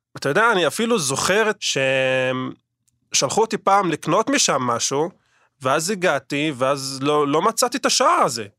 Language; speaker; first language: Hebrew; non-native, local second language; Arabic